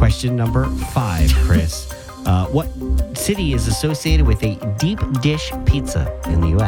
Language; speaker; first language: English; native; English